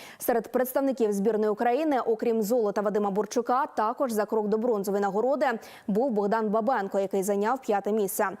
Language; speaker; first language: Ukrainian; native; Ukrainian